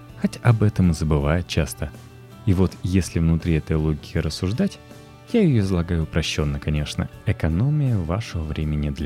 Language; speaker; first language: Russian; native; Russian